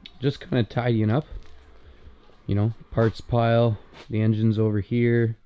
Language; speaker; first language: English; native; English